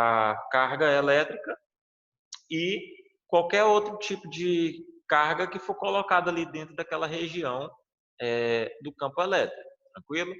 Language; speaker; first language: Portuguese; native; Portuguese